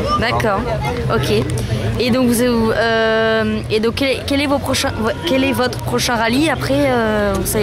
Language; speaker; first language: French; native; French